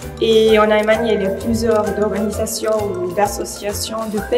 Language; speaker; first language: French; non-native, fluent; German